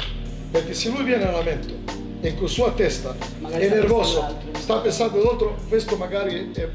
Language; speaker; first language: Italian; non-native, fluent; Serbian